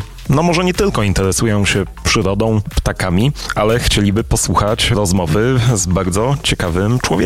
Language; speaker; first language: Polish; native; Polish